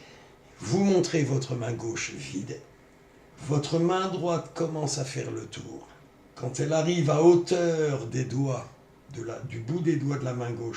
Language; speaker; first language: French; native; French